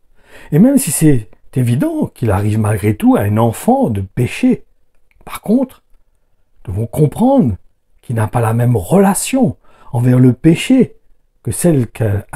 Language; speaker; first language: French; native; French